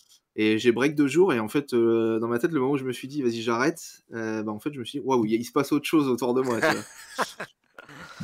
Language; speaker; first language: French; native; French